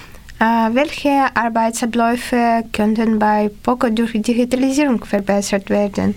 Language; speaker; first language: German; non-native, learner; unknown